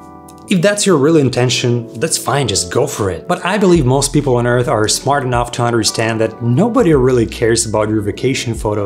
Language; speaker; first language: English; non-native, fluent; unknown